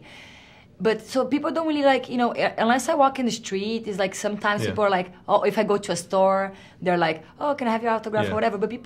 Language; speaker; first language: English; non-native, fluent; Portuguese